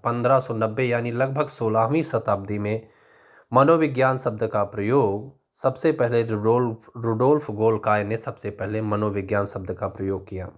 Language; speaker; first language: Hindi; native; Hindi